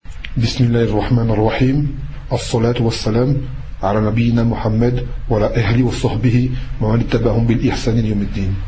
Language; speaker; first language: Arabic; non-native, fluent; French